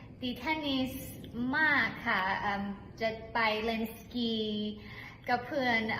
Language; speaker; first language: Thai; early bilingual, heritage; English